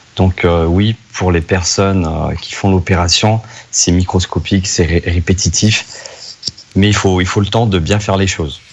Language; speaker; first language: French; native; French